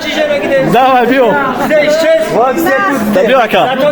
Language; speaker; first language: Russian; non-native, local second language; Tajik